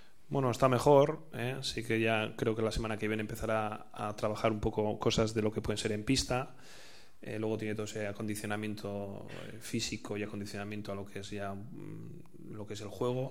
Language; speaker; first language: Spanish; native; Spanish